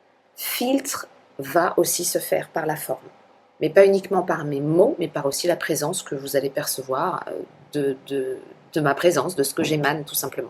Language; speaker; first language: French; native; French